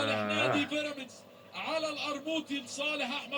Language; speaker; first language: Arabic; native; Arabic